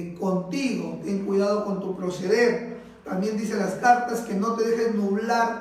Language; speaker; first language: Spanish; native; Spanish